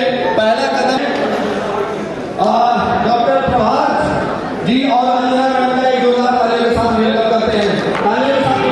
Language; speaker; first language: Hindi; native; Hindi